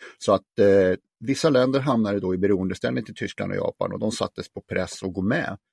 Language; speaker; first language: Swedish; native; Swedish